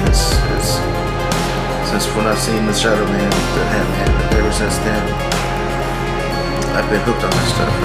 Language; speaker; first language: English; native; English